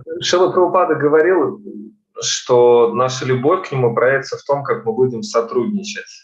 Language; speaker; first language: Russian; native; Russian